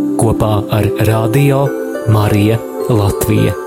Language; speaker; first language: Latvian; native; Latvian